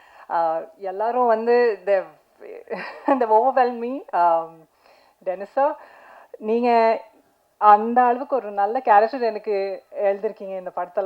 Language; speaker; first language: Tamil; non-native, learner; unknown